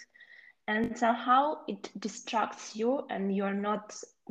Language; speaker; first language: English; non-native, fluent; Ukrainian